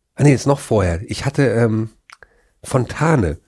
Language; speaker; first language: German; native; German